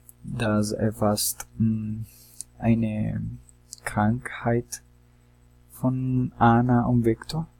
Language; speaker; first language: German; non-native, learner; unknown